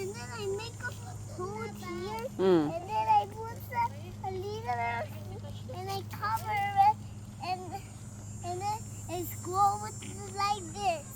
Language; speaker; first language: English; early bilingual, other home language; Korean